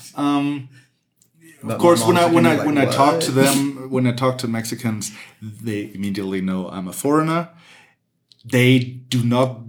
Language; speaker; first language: English; non-native, fluent; German